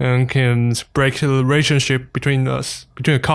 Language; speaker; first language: English; non-native, fluent; Chinese